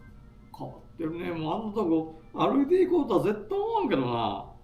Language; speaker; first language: Japanese; native; Japanese